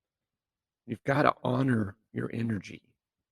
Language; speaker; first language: English; native; English